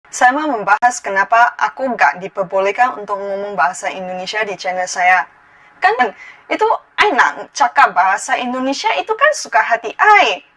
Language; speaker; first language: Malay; non-native, local second language; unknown